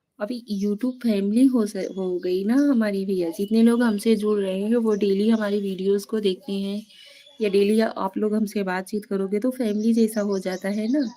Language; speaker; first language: Hindi; native; Hindi